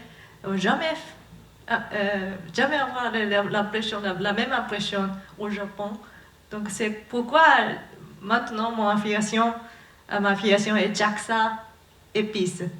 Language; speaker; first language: French; non-native, learner; Japanese